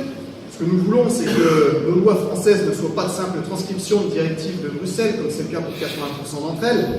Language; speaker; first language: French; native; French